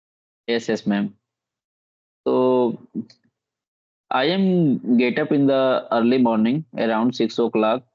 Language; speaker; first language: English; non-native, learner; Hindi